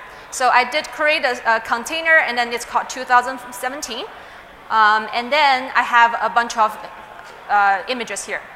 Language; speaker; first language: English; non-native, fluent; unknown